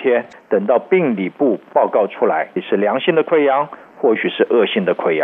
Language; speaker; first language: Chinese; native; Chinese